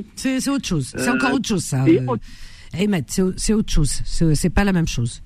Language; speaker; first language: French; non-native, local second language; Arabic